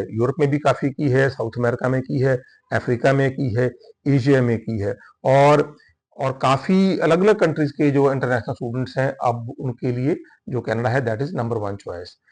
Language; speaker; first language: Hindi; non-native, local second language; Punjabi